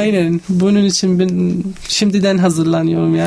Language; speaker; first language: Turkish; non-native, learner; Arabic